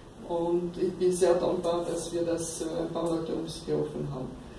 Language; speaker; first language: German; non-native, fluent; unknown